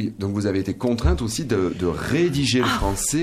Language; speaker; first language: French; native; French